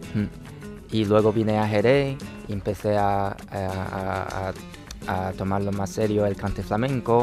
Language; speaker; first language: Spanish; non-native, fluent; Chinese